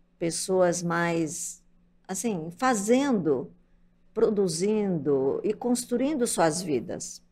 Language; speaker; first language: Portuguese; early bilingual, other home language; Japanese